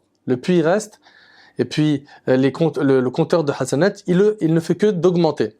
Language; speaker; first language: French; native; French